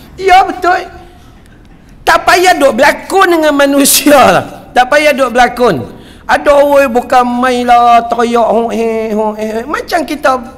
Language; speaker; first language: Malay; native; Malay